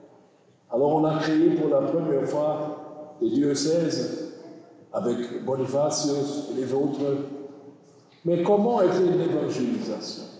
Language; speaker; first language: French; non-native, learner; German